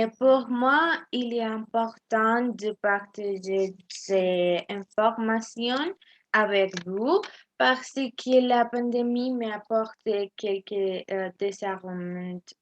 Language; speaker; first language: French; non-native, learner; Spanish